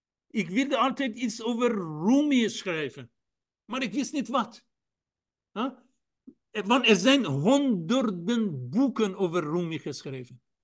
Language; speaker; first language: Dutch; non-native, fluent; Persian